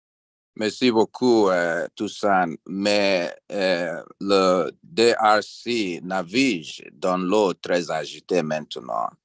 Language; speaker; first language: French; non-native, learner; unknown